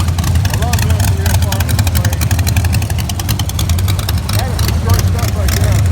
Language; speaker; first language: English; native; English